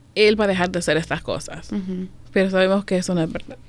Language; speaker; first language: Spanish; native; Spanish